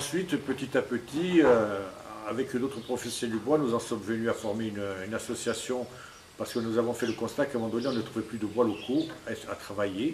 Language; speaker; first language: French; native; French